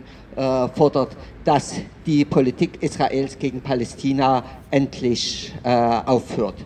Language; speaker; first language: German; native; German